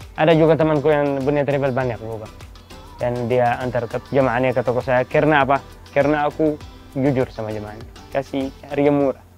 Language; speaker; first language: Indonesian; non-native, learner; Arabic